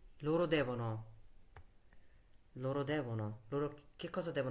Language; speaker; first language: Italian; non-native, fluent; Bangla